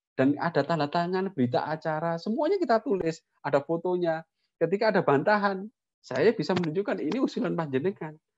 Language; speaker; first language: Indonesian; non-native, local second language; Javanese